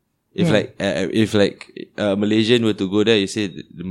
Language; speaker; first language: English; non-native, local second language; Malay